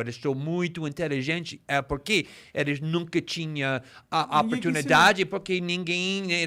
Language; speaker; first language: Portuguese; non-native, fluent; English